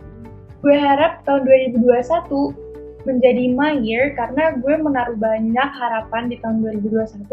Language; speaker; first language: Indonesian; native; Indonesian